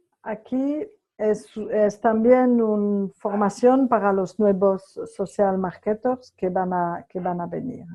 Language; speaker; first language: Spanish; non-native, fluent; French